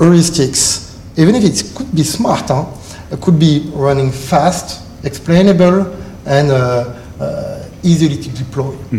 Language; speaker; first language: English; non-native, learner; French